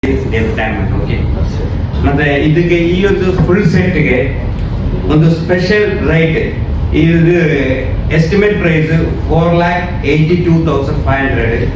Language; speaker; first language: Kannada; non-native, local second language; Malayalam